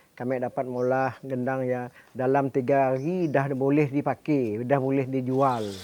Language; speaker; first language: Malay; native; Malay